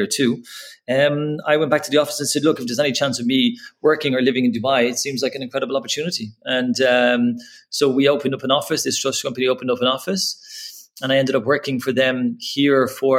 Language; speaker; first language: English; native; English